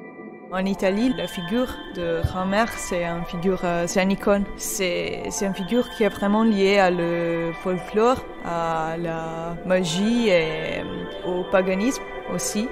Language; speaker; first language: French; non-native, fluent; Italian